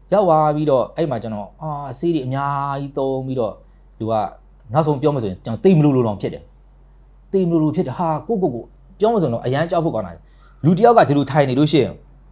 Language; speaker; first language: Burmese; native; Burmese